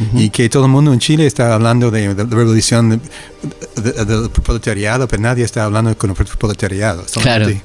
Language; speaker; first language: Spanish; non-native, fluent; English